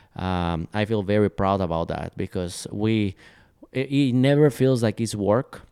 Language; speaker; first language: English; non-native, fluent; Spanish